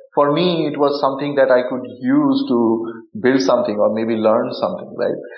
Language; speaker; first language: English; non-native, local second language; Bangla